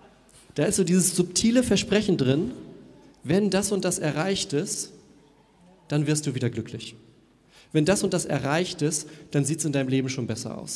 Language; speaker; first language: German; native; German